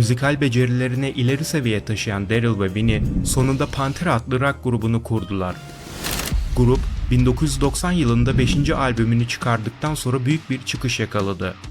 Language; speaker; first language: Turkish; native; Turkish